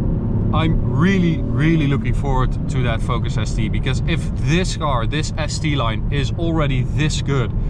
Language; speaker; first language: English; non-native, fluent; Dutch